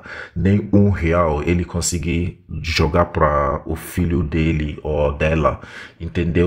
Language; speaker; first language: Portuguese; non-native, fluent; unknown